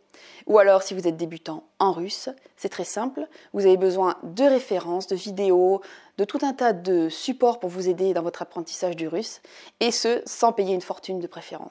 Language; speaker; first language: French; native; French